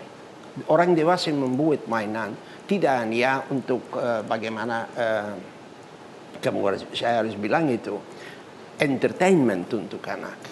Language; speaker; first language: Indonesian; non-native, learner; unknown